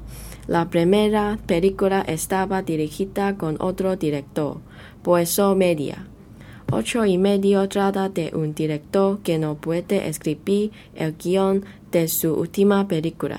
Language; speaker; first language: Spanish; non-native, learner; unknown